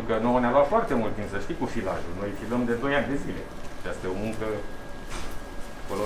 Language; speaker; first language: Romanian; native; Romanian